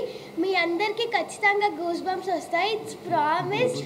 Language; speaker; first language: Telugu; non-native, learner; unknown